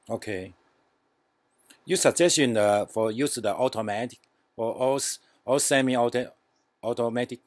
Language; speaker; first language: English; non-native, learner; Chinese